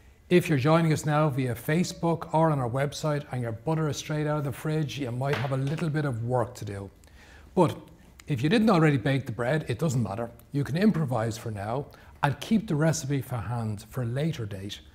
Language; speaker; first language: English; native; English